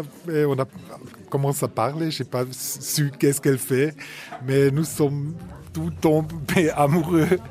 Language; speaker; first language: French; non-native, fluent; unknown